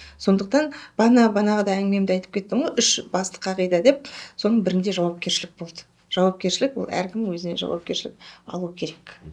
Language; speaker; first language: Kazakh; native; Kazakh